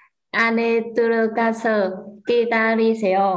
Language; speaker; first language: Korean; non-native, learner; Vietnamese